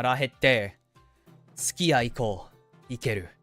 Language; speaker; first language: Japanese; non-native, fluent; English